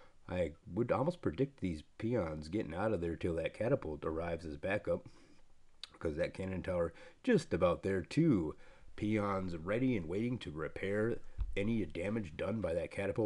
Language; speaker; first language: English; native; English